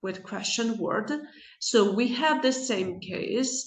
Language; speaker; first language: English; non-native, fluent; Georgian